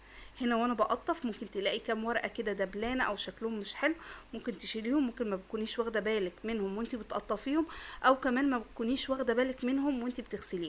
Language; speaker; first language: Arabic; native; Arabic